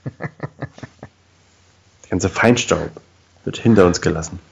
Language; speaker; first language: German; native; German